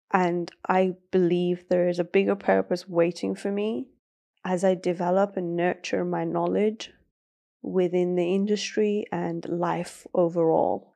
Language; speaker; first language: English; early bilingual, other home language; Persian